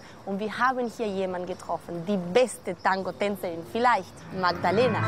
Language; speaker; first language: German; non-native, fluent; Spanish